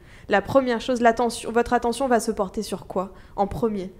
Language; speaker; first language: French; native; French